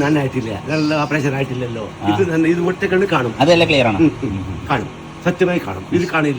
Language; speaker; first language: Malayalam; non-native, learner; Kannada